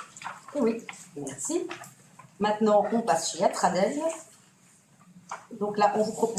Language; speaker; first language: French; native; French